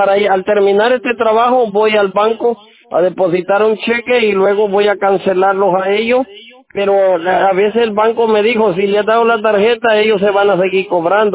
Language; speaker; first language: Spanish; native; Spanish